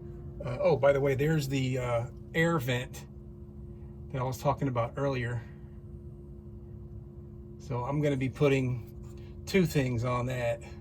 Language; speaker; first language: English; native; English